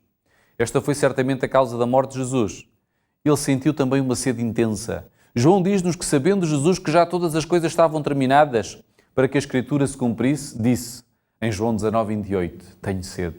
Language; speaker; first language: Portuguese; native; Portuguese